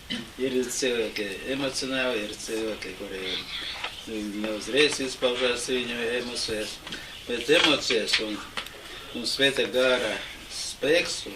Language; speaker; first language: Latvian; non-native, local second language; Russian